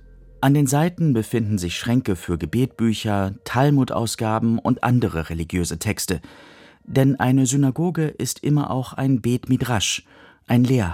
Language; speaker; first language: German; native; German